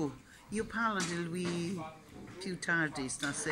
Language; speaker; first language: Italian; non-native, fluent; English